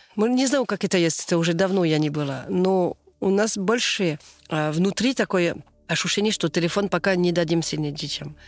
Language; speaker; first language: Russian; non-native, learner; French